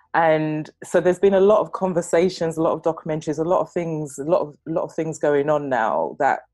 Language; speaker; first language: English; native; English